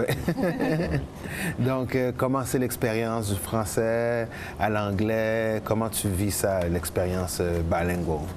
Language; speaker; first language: French; native; French